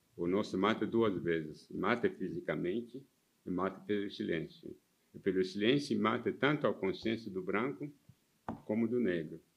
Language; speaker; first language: Portuguese; non-native, fluent; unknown